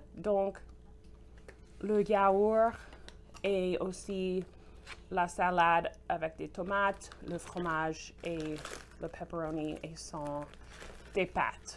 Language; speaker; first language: French; non-native, fluent; English